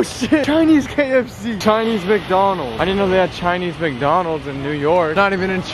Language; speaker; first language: English; native; English